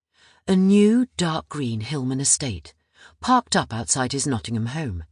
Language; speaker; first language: English; native; English